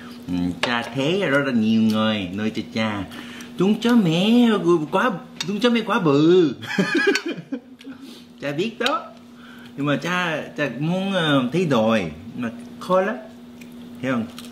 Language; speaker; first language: Vietnamese; non-native, learner; Korean